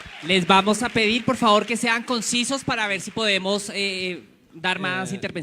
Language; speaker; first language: Spanish; native; Spanish